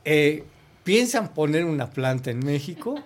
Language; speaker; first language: Spanish; native; Spanish